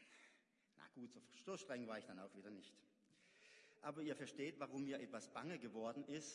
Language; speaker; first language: German; native; German